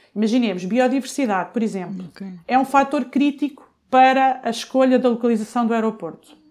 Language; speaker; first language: Portuguese; native; Portuguese